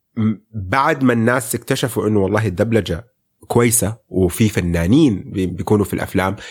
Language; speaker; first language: Arabic; early bilingual, heritage; Arabic